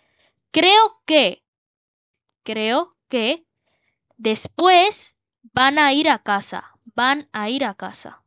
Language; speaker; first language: Spanish; non-native, fluent; Bangla